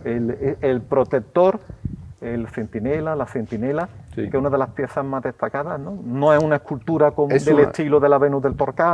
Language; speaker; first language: Spanish; native; Spanish